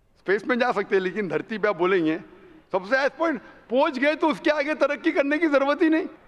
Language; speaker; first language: Hindi; non-native, local second language; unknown